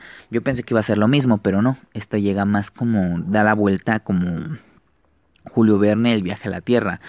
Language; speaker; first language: Spanish; native; Spanish